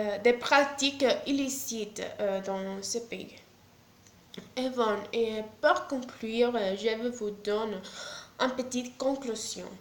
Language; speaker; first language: French; non-native, learner; Spanish